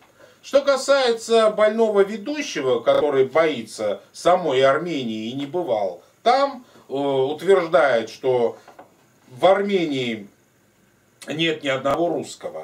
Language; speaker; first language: Russian; native; Russian